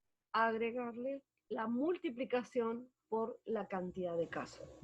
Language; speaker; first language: Spanish; native; Spanish